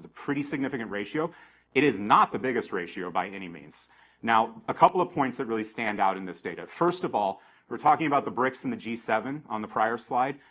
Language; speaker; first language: English; native; English